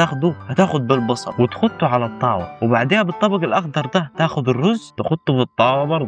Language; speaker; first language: Arabic; native; Arabic